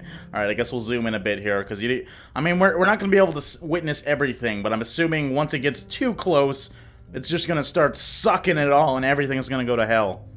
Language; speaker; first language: English; native; English